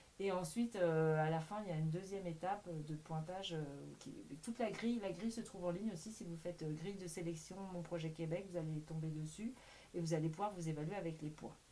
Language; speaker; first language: French; native; French